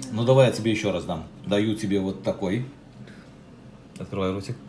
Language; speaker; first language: Russian; native; Russian